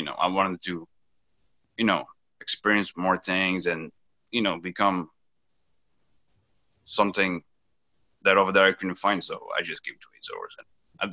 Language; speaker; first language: English; non-native, fluent; Portuguese